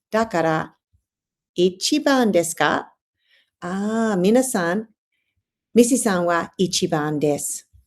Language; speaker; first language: Japanese; non-native, learner; English